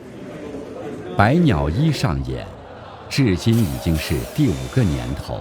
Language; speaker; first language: Chinese; native; Chinese